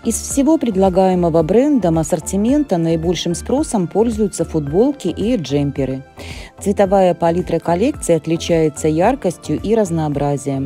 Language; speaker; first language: Russian; native; Russian